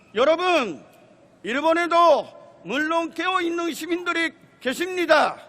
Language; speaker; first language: Korean; non-native, fluent; Japanese